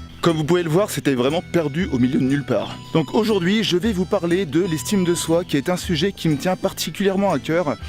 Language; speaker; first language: French; native; French